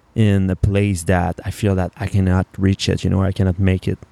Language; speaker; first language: English; non-native, fluent; French